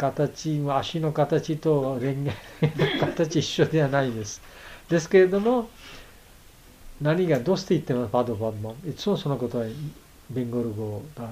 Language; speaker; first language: Japanese; non-native, learner; Bangla